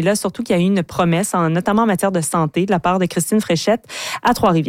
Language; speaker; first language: French; native; French